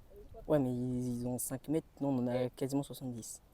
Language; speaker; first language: French; native; French